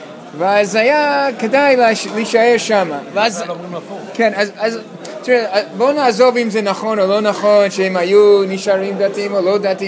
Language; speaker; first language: Hebrew; non-native, fluent; English